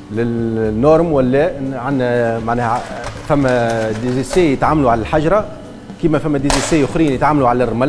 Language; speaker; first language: Arabic; native; Arabic